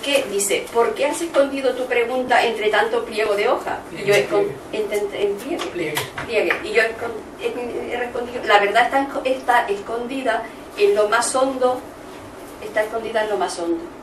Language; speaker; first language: Spanish; native; Spanish